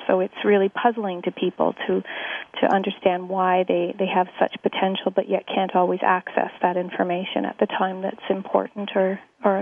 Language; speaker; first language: English; native; English